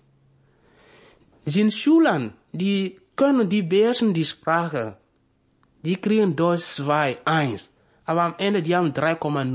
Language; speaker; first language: German; early bilingual, other home language; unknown